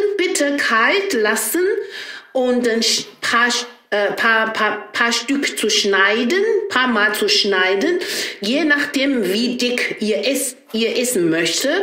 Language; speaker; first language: German; non-native, learner; Chinese